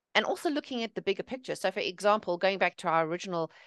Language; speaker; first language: English; native; English